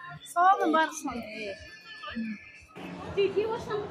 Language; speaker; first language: Turkish; non-native, learner; Kyrgyz